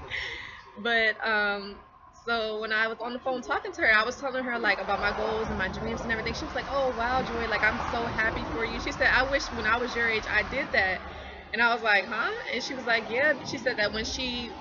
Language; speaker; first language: English; native; English